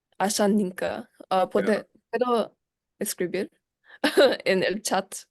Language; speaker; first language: Spanish; non-native, learner; English